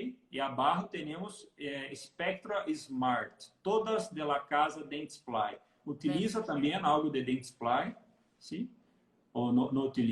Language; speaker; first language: Spanish; non-native, learner; Portuguese